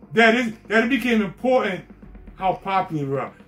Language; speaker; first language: English; native; English